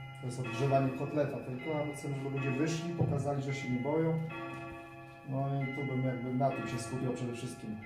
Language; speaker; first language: Polish; native; Polish